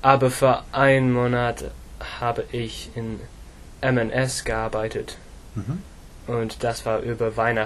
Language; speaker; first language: German; non-native, learner; English